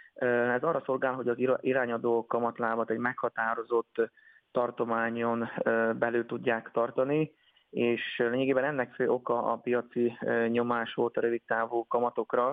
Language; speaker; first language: Hungarian; native; Hungarian